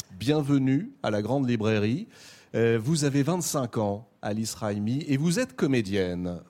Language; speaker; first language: French; native; French